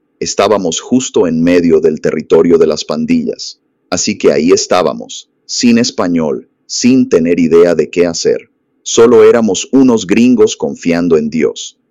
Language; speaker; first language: Spanish; non-native, fluent; English